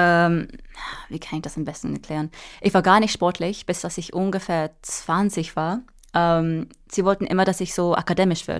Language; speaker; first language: German; non-native, fluent; English